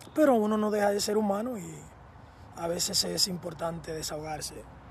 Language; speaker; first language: Spanish; early bilingual, heritage; Spanish